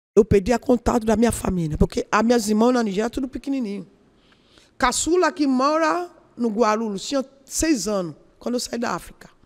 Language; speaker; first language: Portuguese; non-native, learner; Yoruba